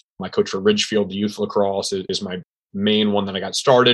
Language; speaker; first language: English; native; English